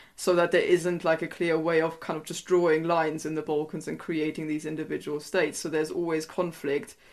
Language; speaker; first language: English; non-native, fluent; German